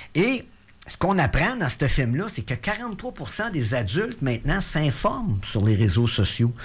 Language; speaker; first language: French; native; French